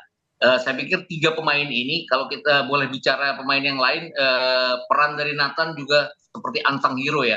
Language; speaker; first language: Indonesian; native; Indonesian